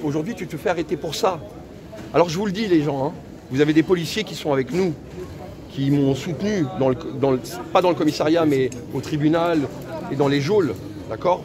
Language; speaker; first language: French; native; French